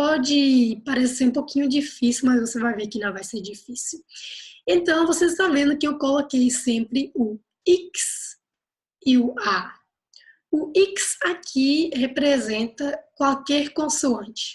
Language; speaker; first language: Portuguese; non-native, fluent; Dutch